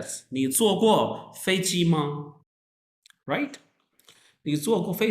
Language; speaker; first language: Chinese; non-native, fluent; Urdu